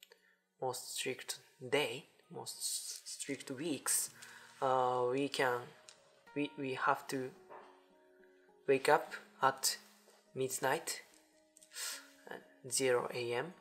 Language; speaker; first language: English; non-native, learner; Japanese